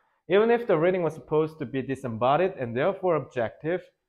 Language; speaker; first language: English; non-native, fluent; Korean